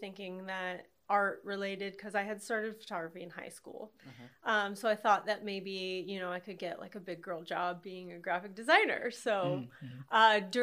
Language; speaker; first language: English; native; English